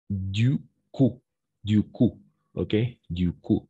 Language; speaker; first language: French; non-native, fluent; Spanish